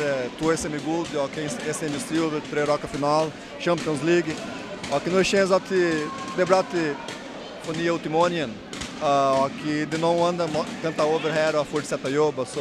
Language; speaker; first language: Swedish; non-native, learner; Portuguese